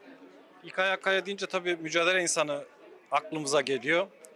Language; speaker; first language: Turkish; native; Turkish